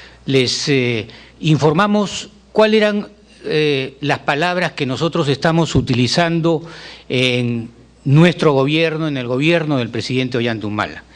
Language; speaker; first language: Spanish; native; Spanish